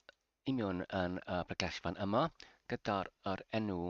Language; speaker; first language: Welsh; non-native, learner; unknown